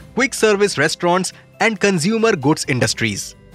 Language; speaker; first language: English; non-native, local second language; Hindi